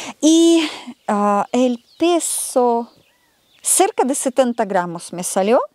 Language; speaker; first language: Spanish; non-native, fluent; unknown